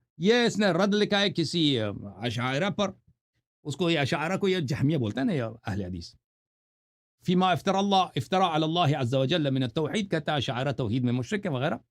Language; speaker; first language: Urdu; non-native, fluent; Persian